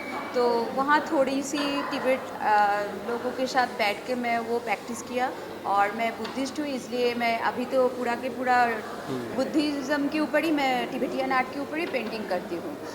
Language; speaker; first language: Hindi; non-native, local second language; Bangla